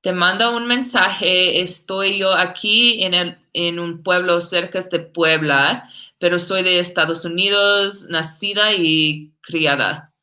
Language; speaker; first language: Spanish; non-native, learner; English